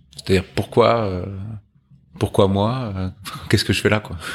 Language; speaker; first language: French; native; French